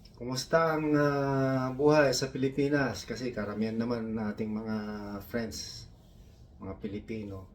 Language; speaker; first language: Filipino; non-native, local second language; Iloko